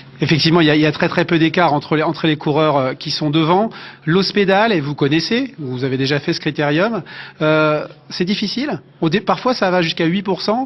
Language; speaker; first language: French; native; French